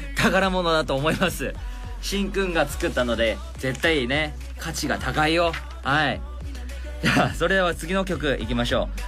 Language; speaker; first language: Japanese; non-native, fluent; Korean